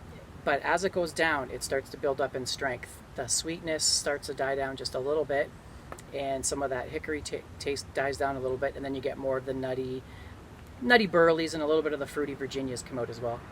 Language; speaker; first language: English; native; English